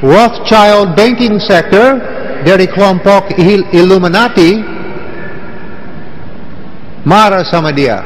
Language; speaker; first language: Indonesian; non-native, learner; English